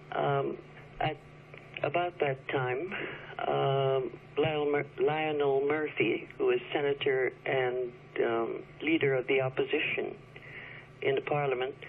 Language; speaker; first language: English; early bilingual, other home language; Chinese